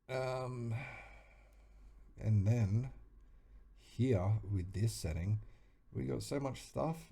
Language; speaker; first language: English; native; English